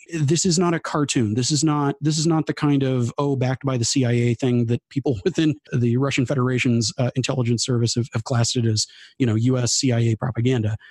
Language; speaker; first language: English; native; English